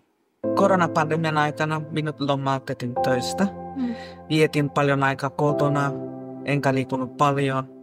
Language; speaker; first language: Finnish; non-native, fluent; Spanish